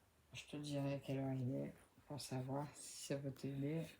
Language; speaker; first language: French; native; French